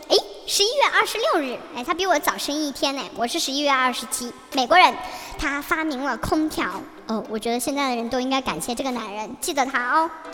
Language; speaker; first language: Chinese; native; Chinese